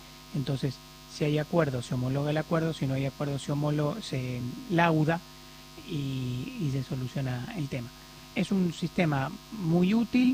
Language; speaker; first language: Spanish; native; Spanish